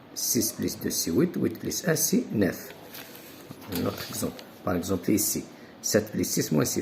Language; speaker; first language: French; non-native, local second language; Arabic